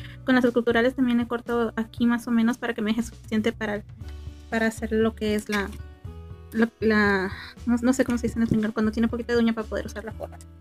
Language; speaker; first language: Spanish; early bilingual, heritage; Spanish